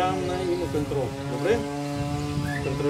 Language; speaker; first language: Bulgarian; non-native, learner; Russian